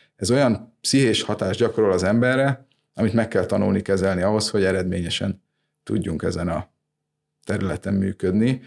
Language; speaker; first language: Hungarian; native; Hungarian